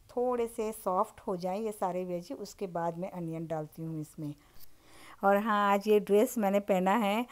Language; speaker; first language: Hindi; native; Hindi